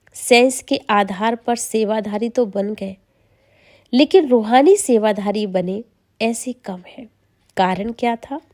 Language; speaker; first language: Hindi; native; Hindi